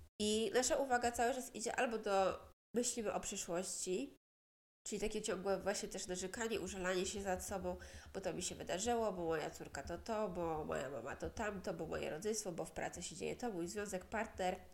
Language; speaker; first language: Polish; native; Polish